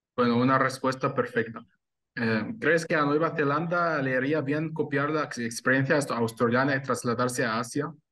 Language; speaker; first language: Spanish; non-native, fluent; Arabic